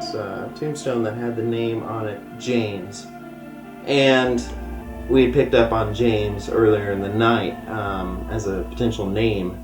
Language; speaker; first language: English; native; English